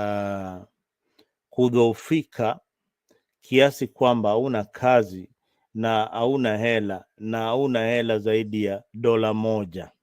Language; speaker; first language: Swahili; non-native, local second language; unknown